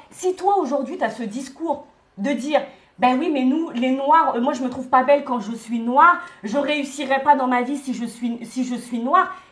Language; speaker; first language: French; early bilingual, other home language; Wolof